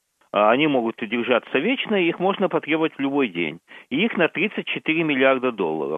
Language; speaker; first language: Russian; native; Russian